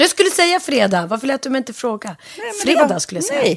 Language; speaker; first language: Swedish; native; Swedish